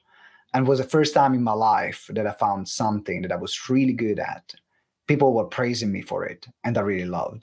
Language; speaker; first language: English; non-native, fluent; Italian